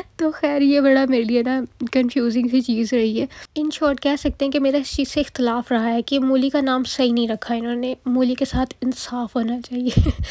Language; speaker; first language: Urdu; native; Urdu